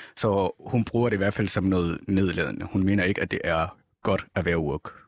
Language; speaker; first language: Danish; non-native, fluent; Somali